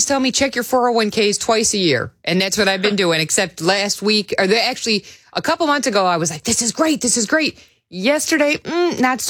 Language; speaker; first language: English; native; English